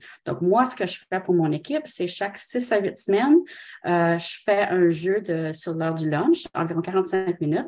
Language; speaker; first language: French; non-native, local second language; English